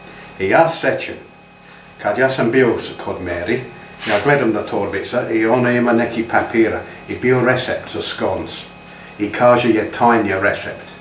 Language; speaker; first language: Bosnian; non-native, learner; English